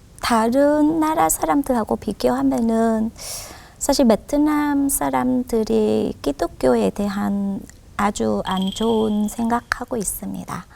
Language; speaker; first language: Korean; non-native, fluent; Vietnamese